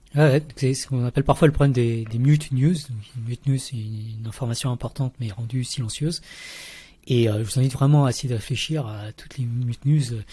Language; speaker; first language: French; early bilingual, other home language; Vietnamese